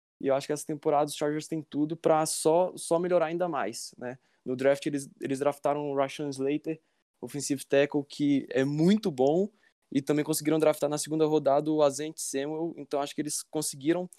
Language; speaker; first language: Portuguese; native; Portuguese